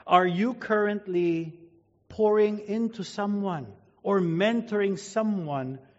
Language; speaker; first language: English; non-native, local second language; Filipino